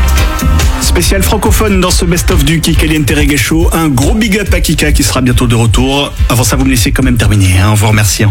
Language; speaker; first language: French; native; French